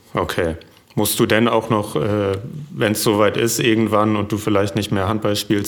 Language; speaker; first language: German; native; German